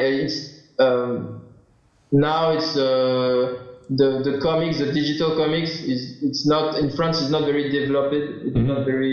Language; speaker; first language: English; non-native, learner; French